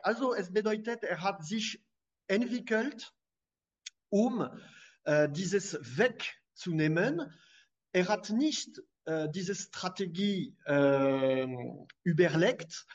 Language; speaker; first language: German; non-native, fluent; French